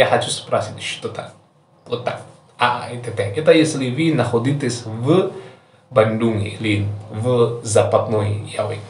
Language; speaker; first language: Russian; non-native, learner; Javanese